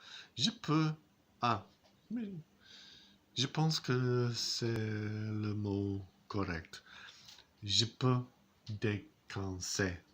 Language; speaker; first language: French; non-native, learner; English